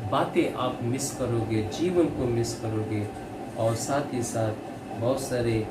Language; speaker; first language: Hindi; non-native, local second language; Kannada